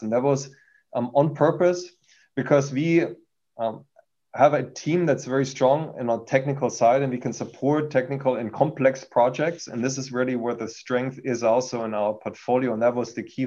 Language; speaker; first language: English; non-native, fluent; German